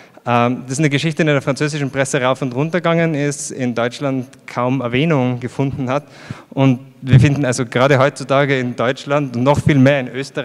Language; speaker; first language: German; native; German